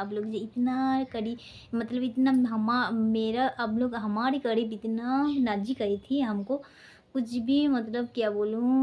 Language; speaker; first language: Hindi; non-native, local second language; Santali